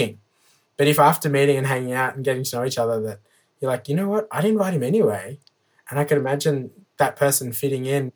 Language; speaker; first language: English; native; English